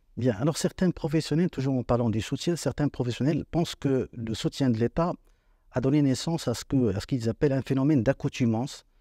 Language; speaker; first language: French; non-native, local second language; Arabic